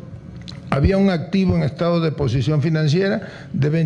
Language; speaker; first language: Spanish; native; Spanish